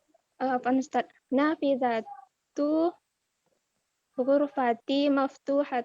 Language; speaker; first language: Arabic; non-native, learner; Indonesian